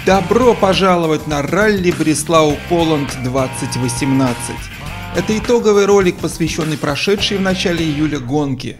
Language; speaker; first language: Russian; native; Russian